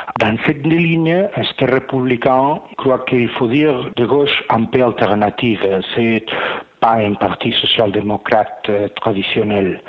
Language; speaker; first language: French; non-native, learner; Catalan